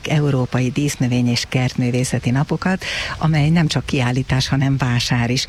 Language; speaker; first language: Hungarian; native; Hungarian